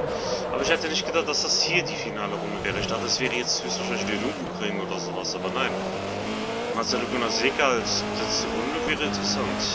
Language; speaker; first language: German; native; German